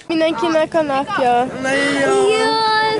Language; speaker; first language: Hungarian; early bilingual, heritage; Hungarian